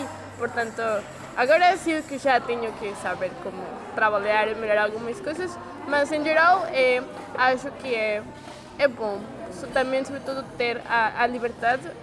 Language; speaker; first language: Portuguese; non-native, learner; Spanish